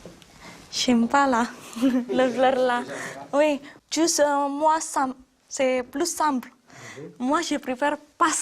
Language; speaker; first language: French; non-native, learner; Indonesian